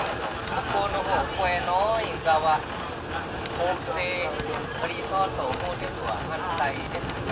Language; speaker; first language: Japanese; non-native, learner; Thai